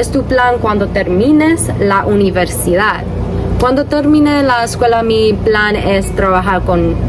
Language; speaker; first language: Spanish; early bilingual, heritage; English